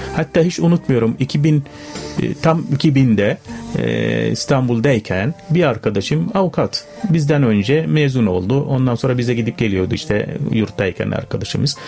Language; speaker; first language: Turkish; non-native, fluent; Arabic